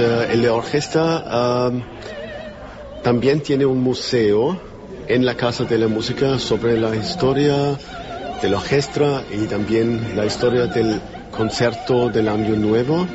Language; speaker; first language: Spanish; non-native, learner; German